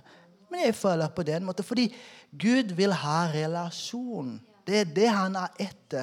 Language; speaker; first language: Norwegian; non-native, fluent; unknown